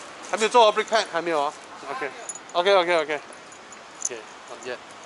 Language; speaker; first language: English; non-native, local second language; Chinese